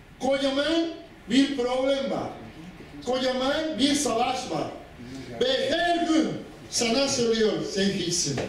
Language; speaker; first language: Turkish; non-native, fluent; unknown